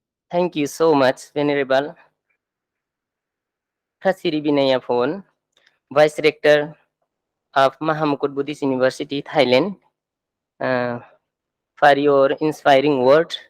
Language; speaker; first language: English; non-native, fluent; Thai